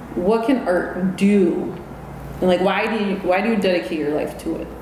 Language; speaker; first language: English; early bilingual, other home language; Spanish